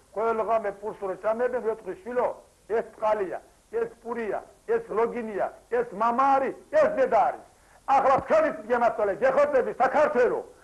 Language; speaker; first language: Georgian; non-native, local second language; Turkish